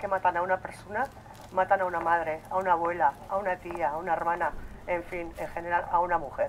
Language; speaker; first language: Spanish; native; Spanish